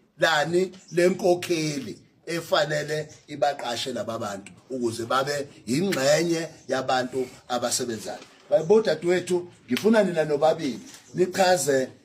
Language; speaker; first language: Zulu; native; Zulu